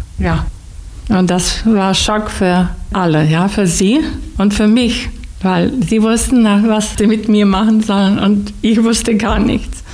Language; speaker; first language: German; non-native, fluent; Slovak